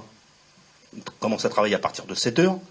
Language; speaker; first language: French; native; French